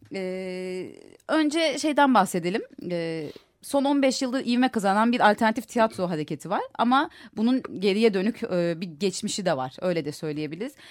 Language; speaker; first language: Turkish; native; Turkish